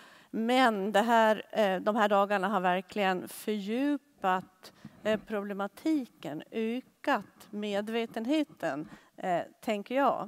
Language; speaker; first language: Swedish; native; Swedish